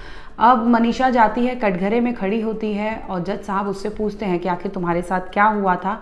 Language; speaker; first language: Hindi; native; Hindi